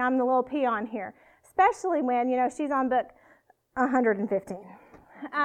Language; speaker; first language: English; native; English